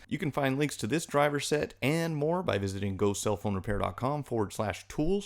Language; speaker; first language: English; native; English